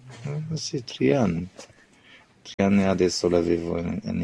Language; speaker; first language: Italian; non-native, learner; Arabic